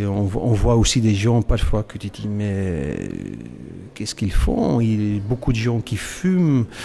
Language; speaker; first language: French; non-native, local second language; Dutch